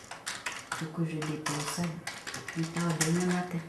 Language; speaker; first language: French; non-native, learner; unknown